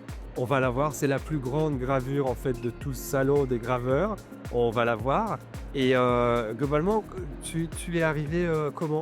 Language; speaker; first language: French; native; French